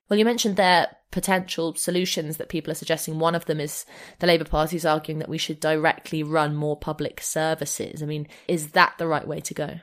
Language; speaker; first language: English; native; English